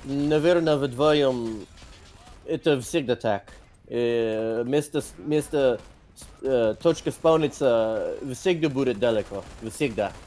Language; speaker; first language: Russian; non-native, learner; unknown